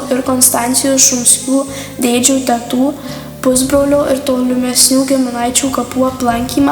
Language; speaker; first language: Lithuanian; native; Lithuanian